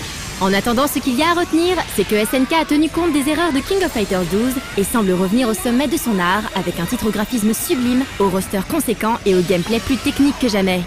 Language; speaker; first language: French; native; French